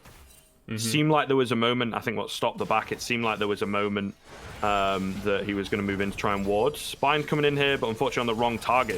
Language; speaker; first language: English; native; English